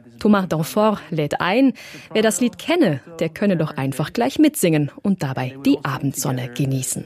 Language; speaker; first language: German; native; German